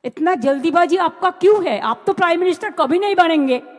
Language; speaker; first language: Hindi; non-native, local second language; Bangla